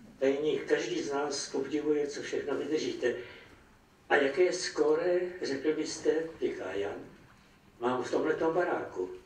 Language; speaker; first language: Czech; native; Czech